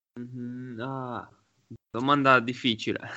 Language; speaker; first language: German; non-native, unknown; Italian